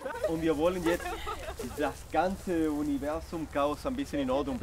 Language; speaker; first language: German; native; German